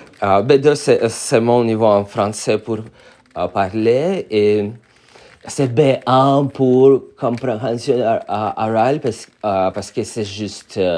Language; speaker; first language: French; non-native, learner; Russian